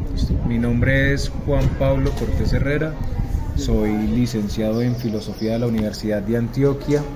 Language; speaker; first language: Spanish; native; Spanish